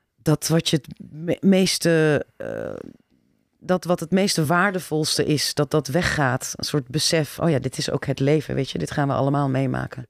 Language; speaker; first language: Dutch; early bilingual, other home language; Turkish